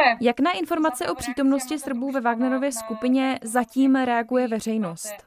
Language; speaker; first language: Czech; native; Czech